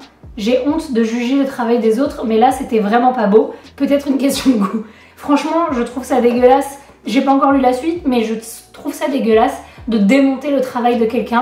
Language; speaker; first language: French; native; French